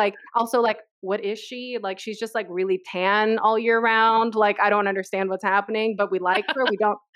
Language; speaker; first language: English; early bilingual, other home language; Spanish